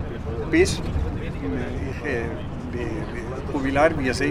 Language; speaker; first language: German; non-native, learner; Spanish